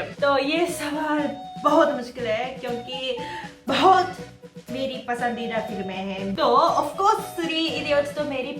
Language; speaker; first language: Hindi; non-native, fluent; Japanese